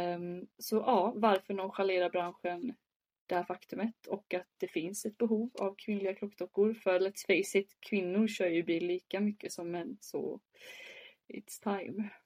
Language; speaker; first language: Swedish; early bilingual, other home language; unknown